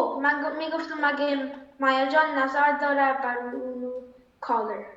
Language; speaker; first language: Persian; early bilingual, heritage; Persian